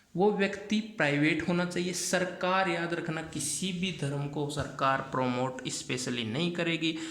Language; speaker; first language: Hindi; native; Hindi